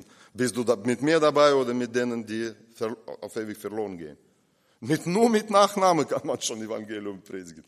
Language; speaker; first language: German; non-native, fluent; Russian